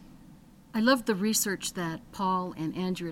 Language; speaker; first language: English; native; English